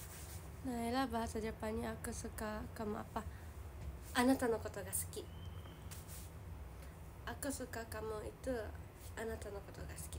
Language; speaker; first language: Indonesian; non-native, learner; Japanese